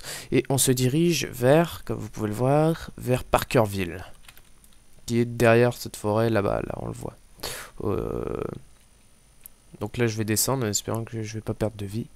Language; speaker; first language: French; native; French